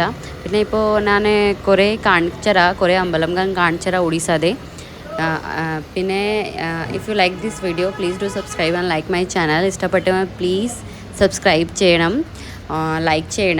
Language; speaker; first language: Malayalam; non-native, learner; Hindi